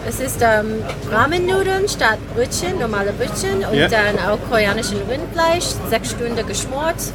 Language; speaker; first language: German; non-native, learner; Korean